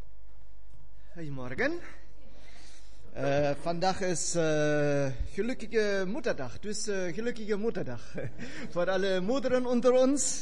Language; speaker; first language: Dutch; non-native, fluent; German